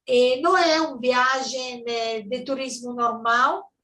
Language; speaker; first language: Portuguese; non-native, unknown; Italian